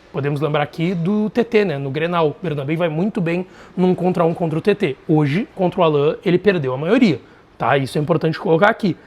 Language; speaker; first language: Portuguese; native; Portuguese